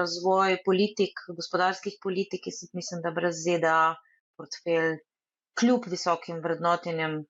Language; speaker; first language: Slovenian; native; Slovenian